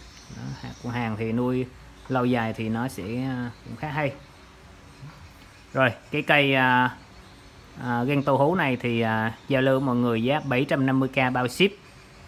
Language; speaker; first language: Vietnamese; native; Vietnamese